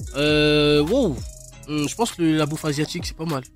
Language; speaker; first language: French; non-native, local second language; Lingala